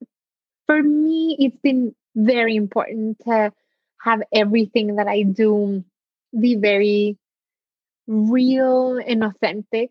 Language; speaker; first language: English; non-native, fluent; Spanish